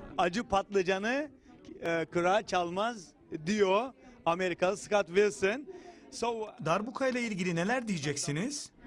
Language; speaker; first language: Turkish; native; Turkish